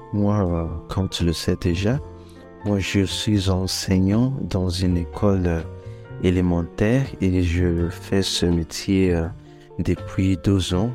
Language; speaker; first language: French; non-native, fluent; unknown